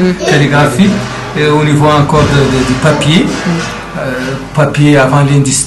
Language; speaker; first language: French; non-native, local second language; Arabic